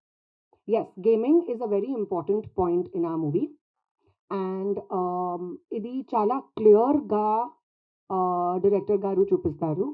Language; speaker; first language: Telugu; non-native, learner; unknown